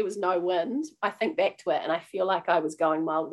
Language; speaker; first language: English; native; English